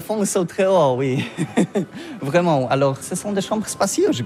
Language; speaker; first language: French; non-native, learner; Polish